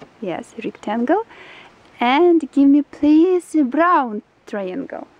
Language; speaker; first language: English; non-native, learner; Russian